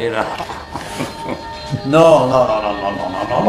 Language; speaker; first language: French; native; French